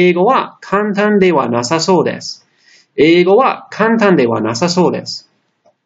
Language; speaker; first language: Japanese; non-native, fluent; English